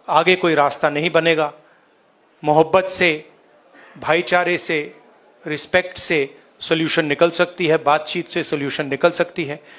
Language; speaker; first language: Hindi; native; Hindi